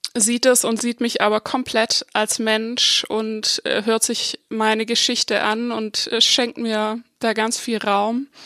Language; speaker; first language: German; native; German